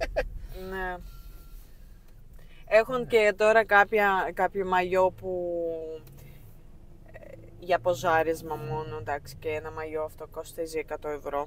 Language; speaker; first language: Greek; non-native, fluent; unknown